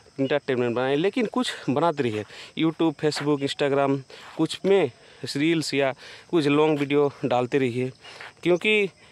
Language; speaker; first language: Hindi; non-native, local second language; Bangla